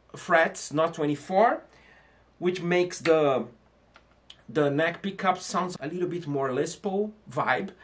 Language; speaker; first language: English; non-native, fluent; Portuguese